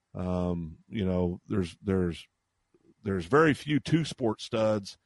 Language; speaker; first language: English; native; English